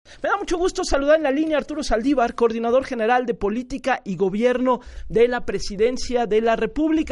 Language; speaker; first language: Spanish; native; Spanish